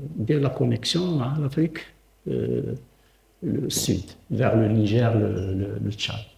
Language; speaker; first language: French; non-native, local second language; Arabic